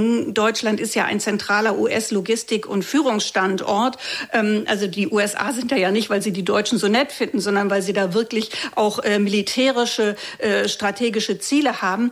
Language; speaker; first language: German; native; German